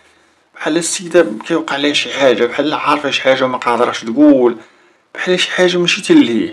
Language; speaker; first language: Arabic; native; Arabic